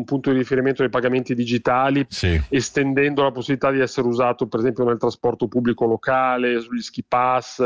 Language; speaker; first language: Italian; native; Italian